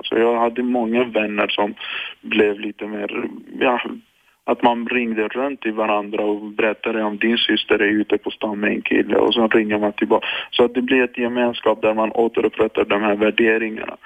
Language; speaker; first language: Swedish; non-native, fluent; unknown